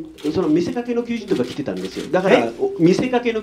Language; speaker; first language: Japanese; native; Japanese